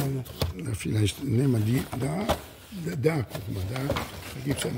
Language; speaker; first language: German; non-native, learner; Italian